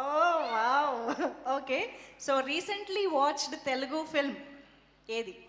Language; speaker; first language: Telugu; native; Telugu